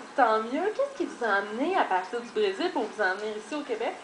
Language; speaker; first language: French; native; French